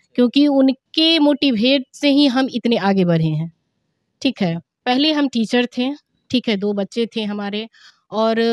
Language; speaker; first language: Hindi; native; Hindi